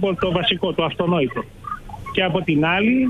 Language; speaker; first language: Greek; native; Greek